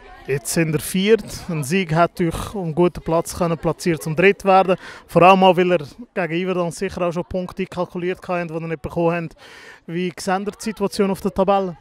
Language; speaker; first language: German; native; German